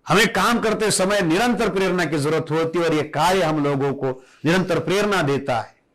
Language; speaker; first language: Hindi; non-native, local second language; Marathi